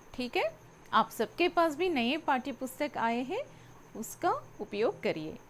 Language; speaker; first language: Hindi; non-native, local second language; Telugu